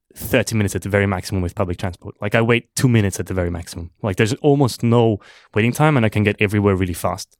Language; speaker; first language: English; non-native, fluent; German